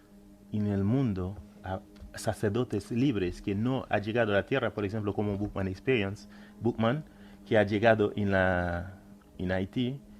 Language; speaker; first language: Spanish; non-native, fluent; Haitian Creole